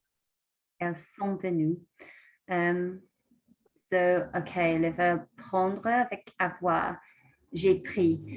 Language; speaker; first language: French; non-native, learner; English